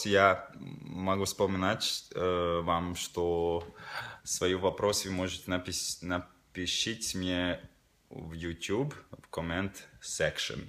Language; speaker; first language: Russian; non-native, local second language; Latvian